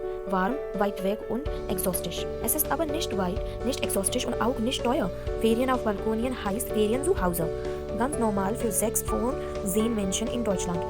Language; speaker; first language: German; non-native, fluent; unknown